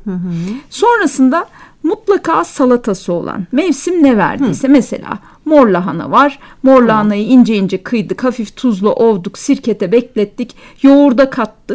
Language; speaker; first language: Turkish; native; Turkish